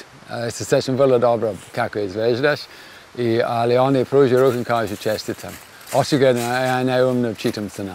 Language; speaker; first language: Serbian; non-native, fluent; English